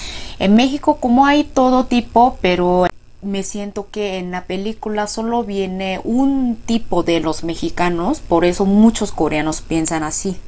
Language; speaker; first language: Spanish; non-native, fluent; Korean